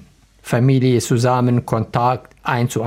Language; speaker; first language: German; non-native, learner; Arabic